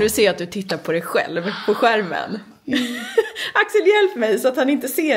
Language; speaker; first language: Swedish; native; Swedish